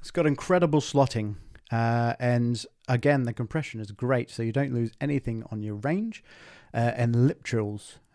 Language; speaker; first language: English; native; English